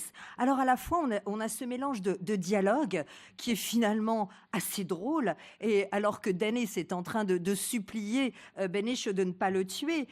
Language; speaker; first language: French; native; French